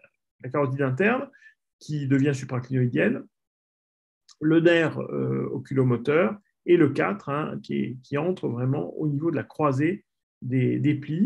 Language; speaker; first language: French; native; French